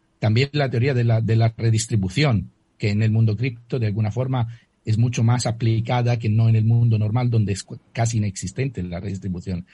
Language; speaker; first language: Spanish; non-native, fluent; Italian